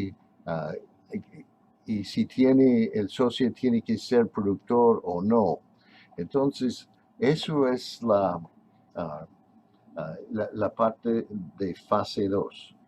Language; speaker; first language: Spanish; non-native, fluent; English